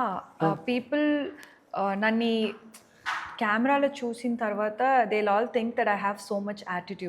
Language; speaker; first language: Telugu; non-native, learner; Tamil